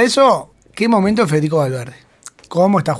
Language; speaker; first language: Spanish; native; Spanish